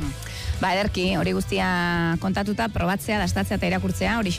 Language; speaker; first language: Basque; native; Basque